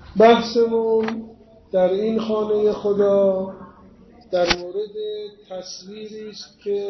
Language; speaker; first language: Persian; native; Persian